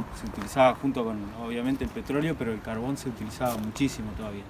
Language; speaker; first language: Spanish; native; Spanish